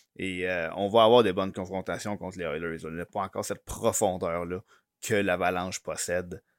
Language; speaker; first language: French; native; French